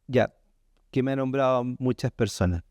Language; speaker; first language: Spanish; native; Spanish